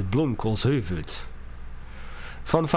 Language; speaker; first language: Swedish; non-native, learner; English